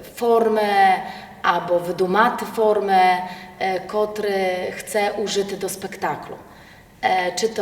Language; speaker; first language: Polish; non-native, local second language; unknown